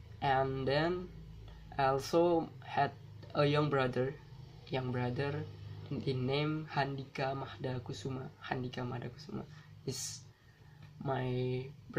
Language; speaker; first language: English; non-native, learner; Indonesian